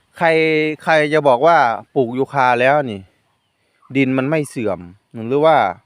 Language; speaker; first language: Thai; non-native, local second language; Northeastern Thai